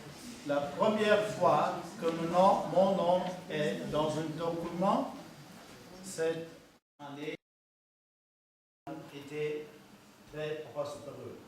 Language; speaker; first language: French; non-native, learner; German